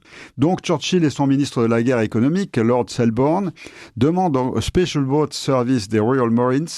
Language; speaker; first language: French; native; French